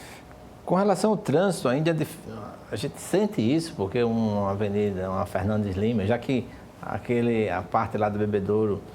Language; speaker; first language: Portuguese; native; Portuguese